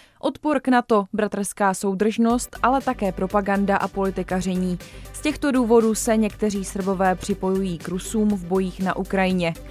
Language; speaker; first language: Czech; native; Czech